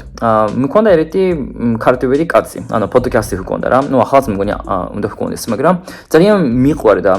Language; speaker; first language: Georgian; non-native, fluent; Japanese